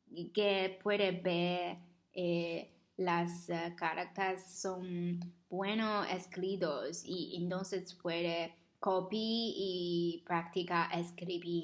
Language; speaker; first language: Spanish; non-native, learner; Chinese